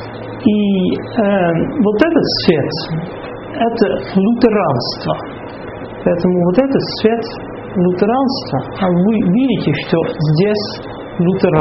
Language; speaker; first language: Russian; non-native, fluent; Dutch